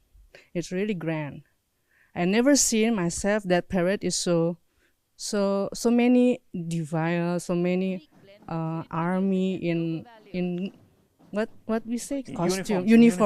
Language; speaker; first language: English; non-native, learner; Indonesian